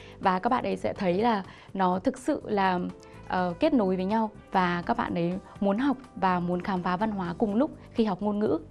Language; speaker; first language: Vietnamese; native; Vietnamese